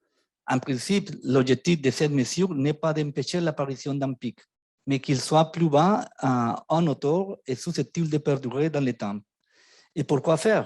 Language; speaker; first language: French; non-native, fluent; Spanish